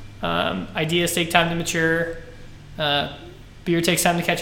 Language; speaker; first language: English; native; English